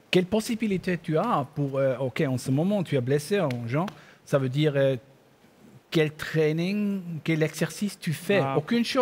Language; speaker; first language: French; non-native, learner; German